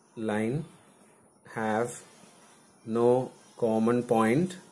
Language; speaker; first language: English; non-native, local second language; Malayalam